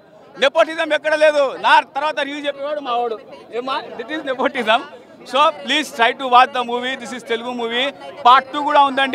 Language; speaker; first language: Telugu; native; Telugu